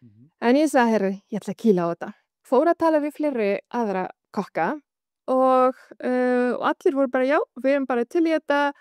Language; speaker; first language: Icelandic; non-native, fluent; Arabic